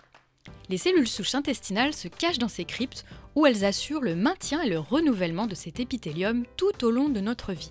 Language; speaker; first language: French; early bilingual, other home language; Arabic